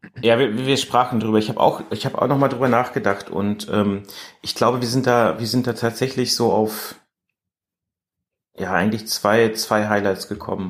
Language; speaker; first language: German; native; German